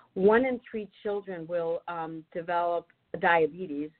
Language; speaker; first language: English; non-native, fluent; German